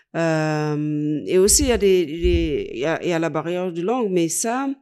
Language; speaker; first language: French; non-native, fluent; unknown